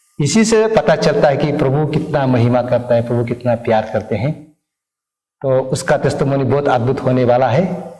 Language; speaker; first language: Hindi; non-native, local second language; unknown